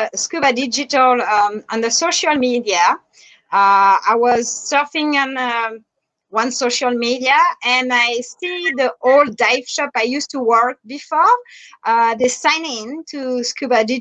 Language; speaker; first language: English; non-native, fluent; French